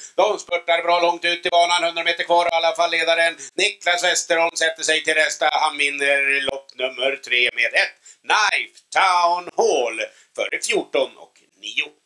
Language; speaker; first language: Swedish; native; Swedish